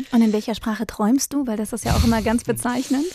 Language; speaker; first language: German; native; German